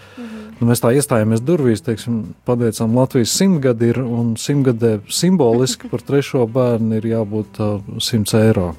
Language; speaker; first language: Latvian; native; Latvian